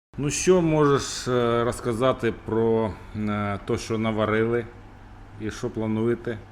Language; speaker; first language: Ukrainian; non-native, local second language; Russian